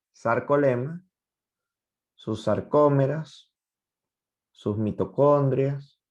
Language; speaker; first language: Spanish; native; Spanish